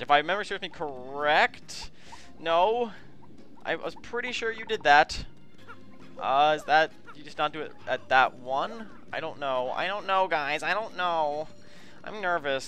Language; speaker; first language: English; native; English